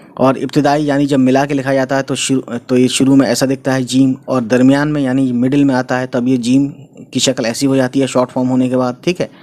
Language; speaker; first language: Hindi; native; Hindi